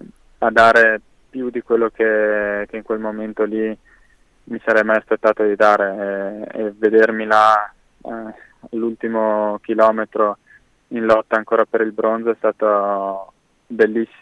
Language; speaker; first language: Italian; native; Italian